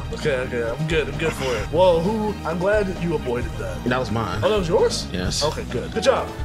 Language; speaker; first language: English; native; English